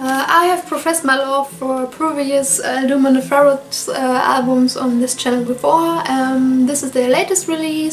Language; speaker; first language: English; non-native, fluent; German